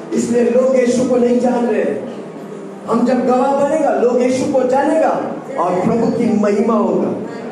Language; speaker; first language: Hindi; non-native, local second language; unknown